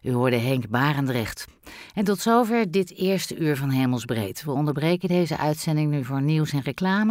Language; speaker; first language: Dutch; native; Dutch